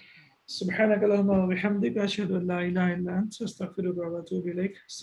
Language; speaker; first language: Arabic; non-native, fluent; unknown